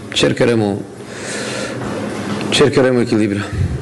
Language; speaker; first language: Italian; non-native, fluent; Portuguese